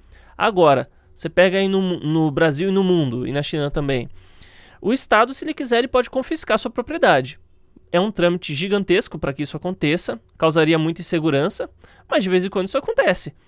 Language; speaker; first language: Portuguese; native; Portuguese